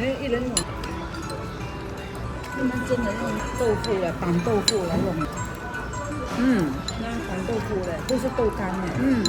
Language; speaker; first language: Chinese; native; Chinese